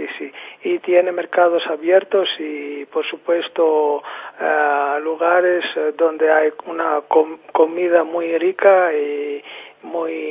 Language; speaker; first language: Spanish; non-native, fluent; Greek